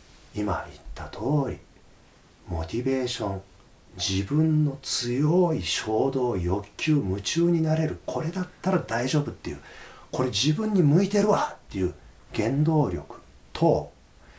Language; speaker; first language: Japanese; native; Japanese